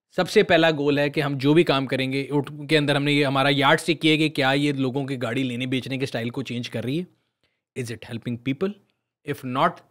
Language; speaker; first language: Urdu; native; Urdu